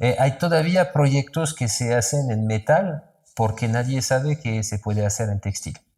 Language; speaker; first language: Spanish; non-native, fluent; French